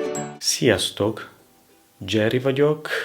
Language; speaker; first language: Hungarian; non-native, learner; Italian